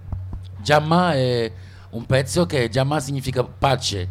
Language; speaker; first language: Italian; non-native, local second language; Wolof